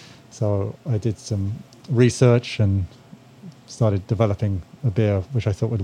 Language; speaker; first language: English; native; English